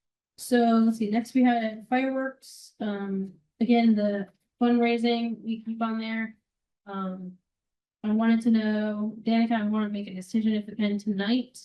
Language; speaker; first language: English; native; English